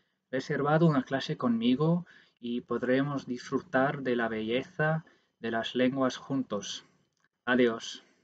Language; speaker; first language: Spanish; non-native, fluent; English